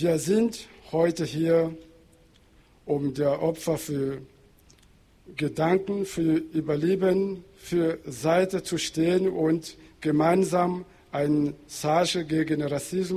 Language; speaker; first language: German; non-native, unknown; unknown